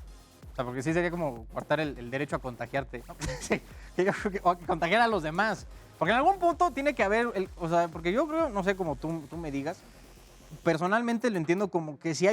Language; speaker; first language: Spanish; native; Spanish